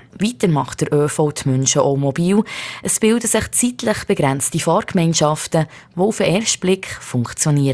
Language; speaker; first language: German; native; German